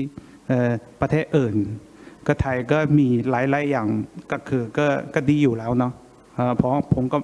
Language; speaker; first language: Thai; non-native, fluent; Chinese